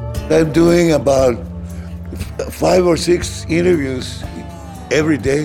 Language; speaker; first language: English; non-native, fluent; Spanish